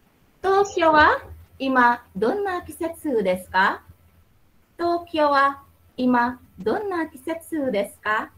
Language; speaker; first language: Japanese; non-native, fluent; Balinese